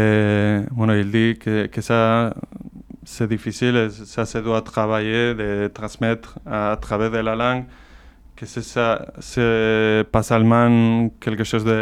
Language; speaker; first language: French; non-native, learner; Basque